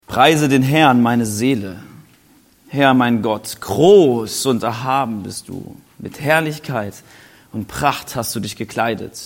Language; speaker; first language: German; native; German